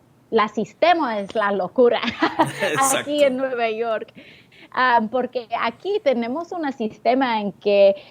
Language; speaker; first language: Spanish; early bilingual, heritage; English